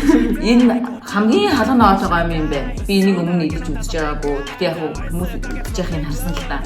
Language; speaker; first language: Mongolian; native; Mongolian